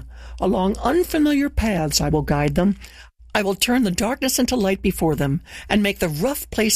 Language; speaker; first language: English; native; English